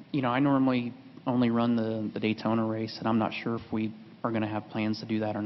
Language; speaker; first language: English; native; English